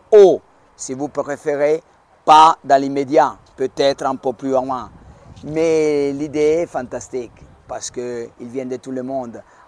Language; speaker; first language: French; non-native, learner; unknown